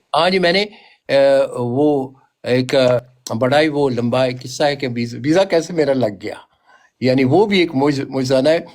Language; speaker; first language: Urdu; non-native, local second language; Punjabi